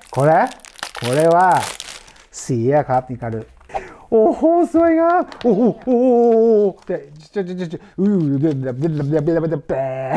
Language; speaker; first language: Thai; native; Thai